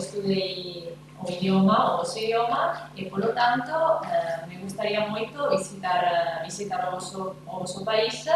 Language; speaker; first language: Galician; non-native, learner; Italian